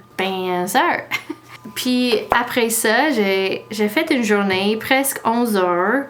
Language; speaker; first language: French; non-native, learner; English